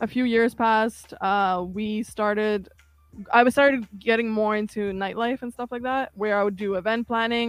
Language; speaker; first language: English; non-native, fluent; Kazakh